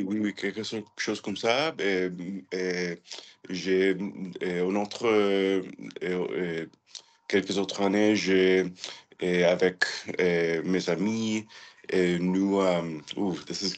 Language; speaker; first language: French; non-native, learner; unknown